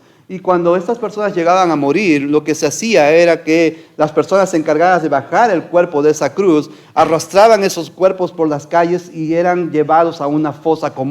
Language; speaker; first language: Spanish; native; Spanish